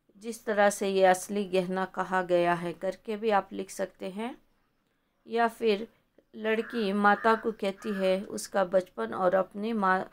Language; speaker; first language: Hindi; non-native, local second language; Kannada